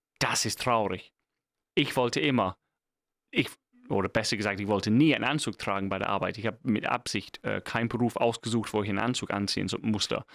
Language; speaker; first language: German; non-native, fluent; English